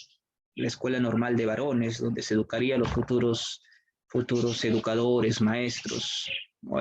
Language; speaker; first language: Spanish; native; Spanish